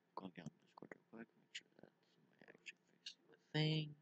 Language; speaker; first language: English; native; English